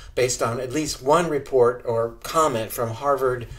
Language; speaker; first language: English; native; English